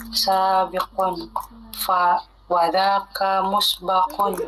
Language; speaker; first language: Arabic; non-native, fluent; Indonesian